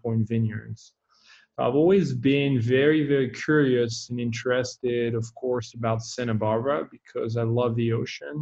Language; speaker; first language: English; non-native, fluent; French